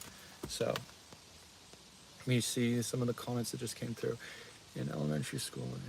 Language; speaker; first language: English; native; English